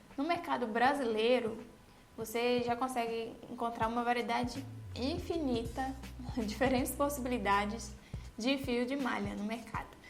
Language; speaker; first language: Portuguese; native; Portuguese